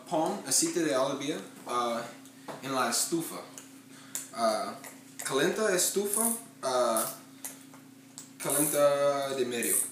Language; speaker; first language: Spanish; non-native, learner; English